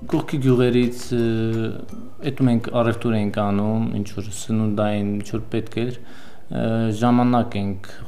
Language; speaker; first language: Armenian; non-native, local second language; Kurdish